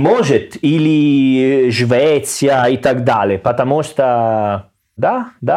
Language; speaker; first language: Russian; non-native, learner; Italian